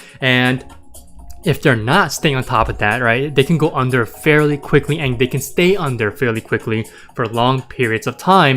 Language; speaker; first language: English; native; English